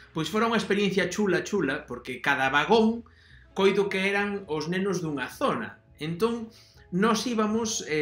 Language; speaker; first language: Galician; non-native, local second language; Spanish